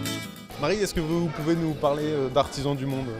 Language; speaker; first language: French; native; French